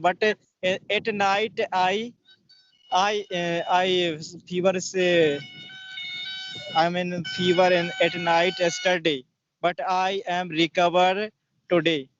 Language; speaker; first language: English; non-native, learner; Hindi